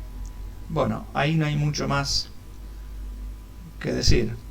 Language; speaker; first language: Spanish; native; Spanish